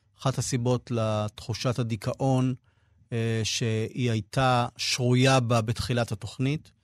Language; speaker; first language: Hebrew; native; Hebrew